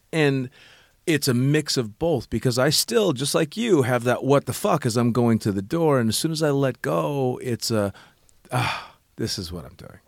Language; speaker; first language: English; native; English